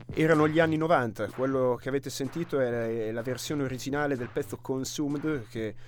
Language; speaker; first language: Italian; native; Italian